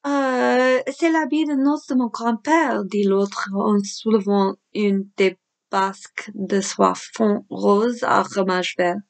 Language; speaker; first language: French; non-native, fluent; English